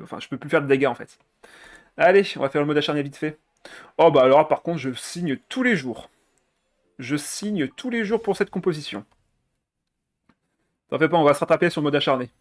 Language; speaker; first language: French; native; French